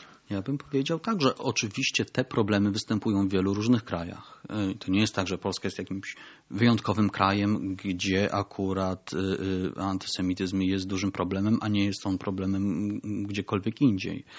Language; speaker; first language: Polish; native; Polish